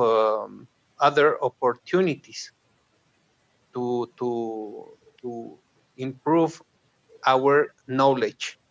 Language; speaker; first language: English; non-native, learner; Spanish